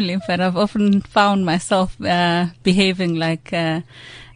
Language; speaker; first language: English; non-native, local second language; Xhosa